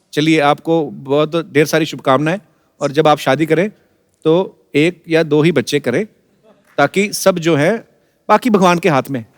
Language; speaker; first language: Hindi; non-native, local second language; Punjabi